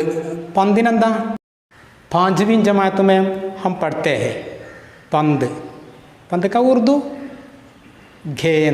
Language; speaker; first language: Hindi; non-native, local second language; Malayalam